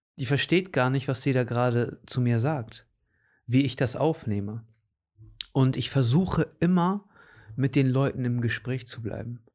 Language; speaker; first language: German; native; German